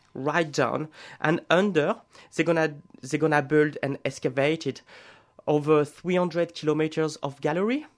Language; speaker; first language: English; non-native, fluent; French